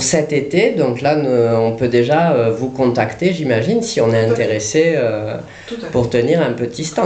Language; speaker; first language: French; native; French